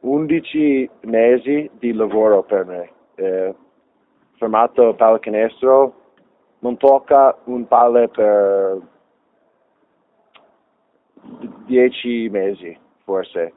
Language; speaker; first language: Italian; non-native, learner; English